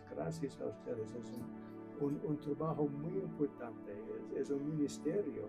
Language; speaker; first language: Spanish; non-native, learner; English